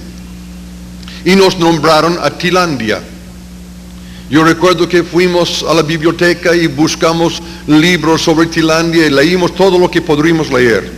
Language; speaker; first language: Spanish; non-native, fluent; English